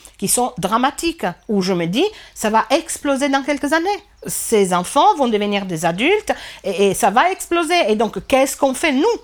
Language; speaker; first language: French; non-native, fluent; Italian